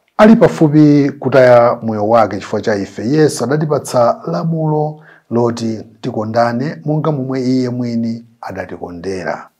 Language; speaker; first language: Nyanja; native; Nyanja